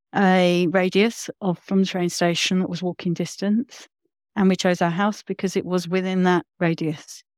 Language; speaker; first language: English; native; English